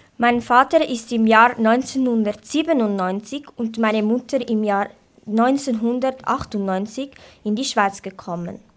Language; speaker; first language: German; early bilingual, other home language; Italian